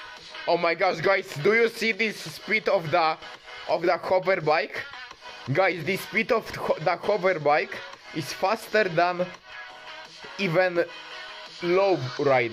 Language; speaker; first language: English; non-native, fluent; Polish